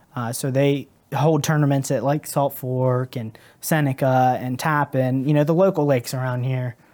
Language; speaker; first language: English; native; English